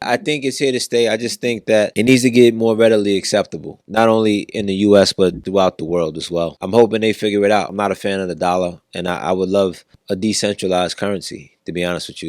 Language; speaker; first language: English; native; English